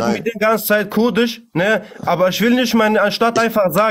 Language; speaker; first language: German; non-native, learner; Kurdish